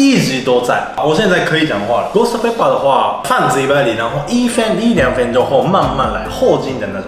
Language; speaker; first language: Chinese; non-native, fluent; Japanese